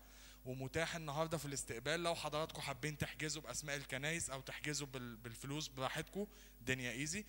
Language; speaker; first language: Arabic; native; Arabic